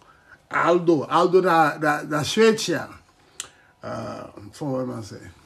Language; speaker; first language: Russian; non-native, learner; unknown